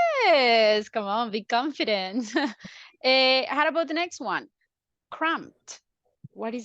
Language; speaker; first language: English; non-native, fluent; Spanish